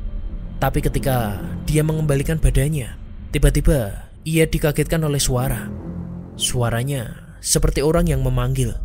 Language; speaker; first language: Indonesian; native; Indonesian